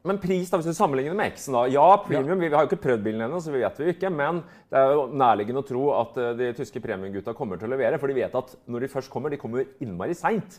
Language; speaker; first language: Norwegian; native; Norwegian